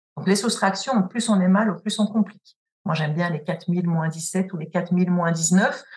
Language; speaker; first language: French; native; French